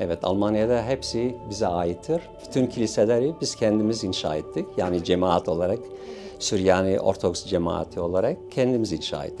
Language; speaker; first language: Turkish; non-native, local second language; Syriac